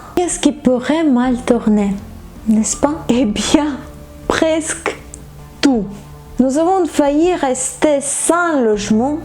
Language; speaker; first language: French; non-native, fluent; Ukrainian